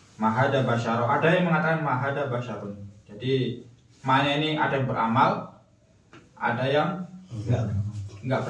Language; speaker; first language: Indonesian; native; Indonesian